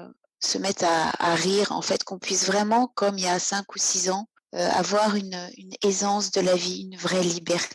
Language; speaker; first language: French; native; French